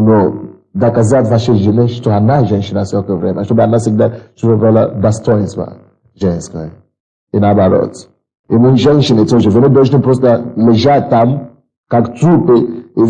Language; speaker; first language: Russian; non-native, fluent; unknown